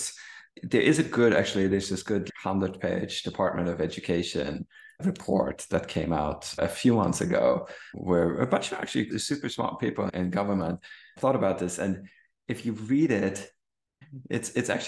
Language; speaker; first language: English; non-native, fluent; German